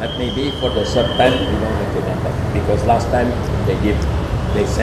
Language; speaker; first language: English; non-native, fluent; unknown